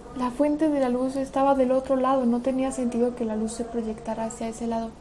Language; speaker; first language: Spanish; early bilingual, other home language; Russian